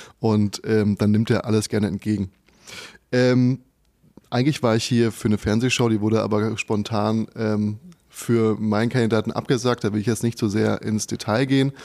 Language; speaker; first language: German; native; German